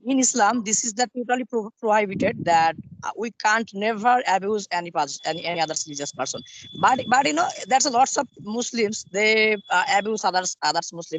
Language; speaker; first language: English; non-native, learner; Bangla